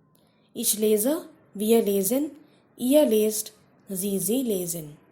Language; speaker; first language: German; non-native, fluent; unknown